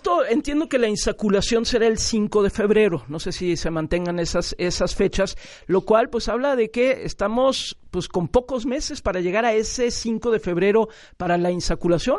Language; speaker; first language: Spanish; native; Spanish